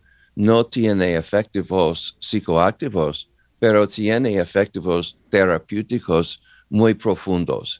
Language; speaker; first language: Spanish; non-native, learner; English